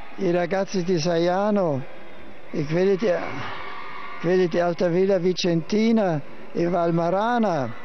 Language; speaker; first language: Italian; non-native, fluent; German